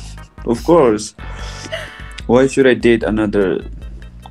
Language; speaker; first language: English; non-native, learner; Korean